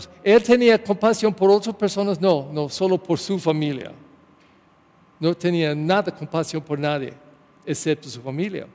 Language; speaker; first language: Spanish; non-native, learner; English